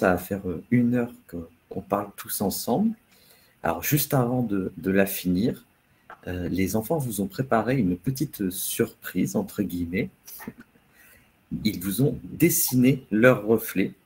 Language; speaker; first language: French; native; French